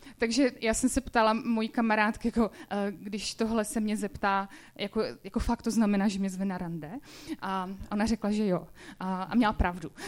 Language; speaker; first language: Czech; native; Czech